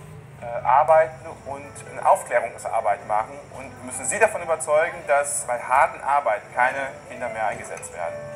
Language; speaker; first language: German; non-native, fluent; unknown